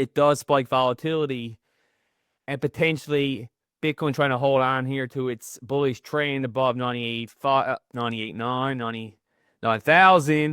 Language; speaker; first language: English; native; English